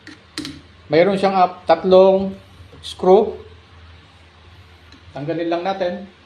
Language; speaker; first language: Filipino; native; Filipino